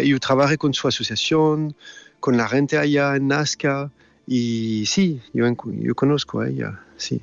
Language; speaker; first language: Spanish; non-native, fluent; French